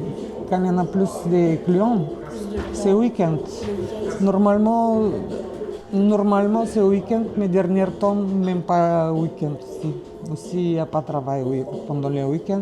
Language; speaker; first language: French; non-native, learner; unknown